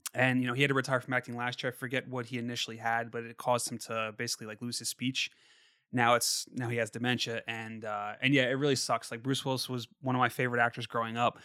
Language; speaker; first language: English; native; English